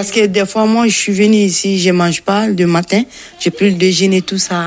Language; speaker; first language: French; non-native, local second language; Bambara